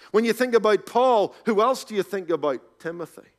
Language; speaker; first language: English; native; English